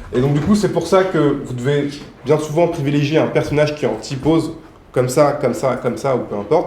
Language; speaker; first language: French; native; French